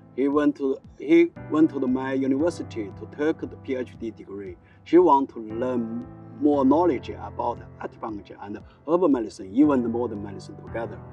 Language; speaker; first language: English; non-native, learner; Chinese